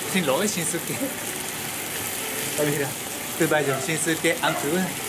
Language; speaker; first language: Vietnamese; non-native, learner; Japanese